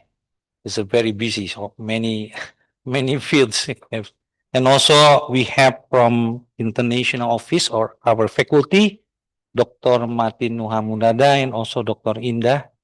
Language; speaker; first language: English; non-native, fluent; Indonesian